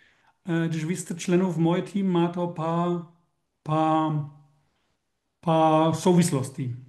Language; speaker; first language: Czech; non-native, learner; German